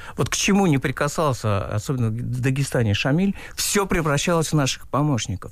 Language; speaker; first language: Russian; non-native, local second language; Uzbek